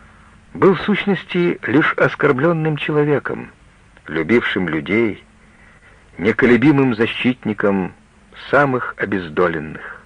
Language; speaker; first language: Russian; native; Russian